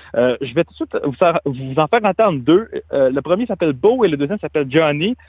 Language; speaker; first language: French; native; French